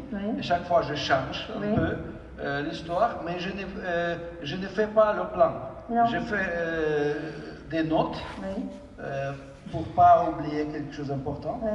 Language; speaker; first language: French; non-native, fluent; Russian